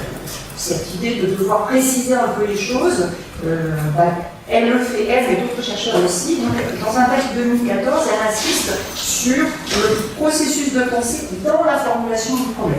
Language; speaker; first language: French; native; French